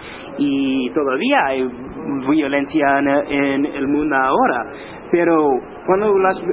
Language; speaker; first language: Spanish; non-native, learner; English